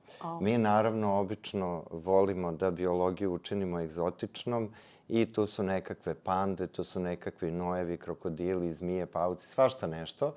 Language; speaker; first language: Serbian; native; Serbian